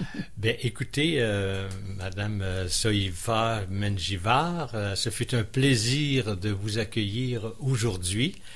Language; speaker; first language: French; native; French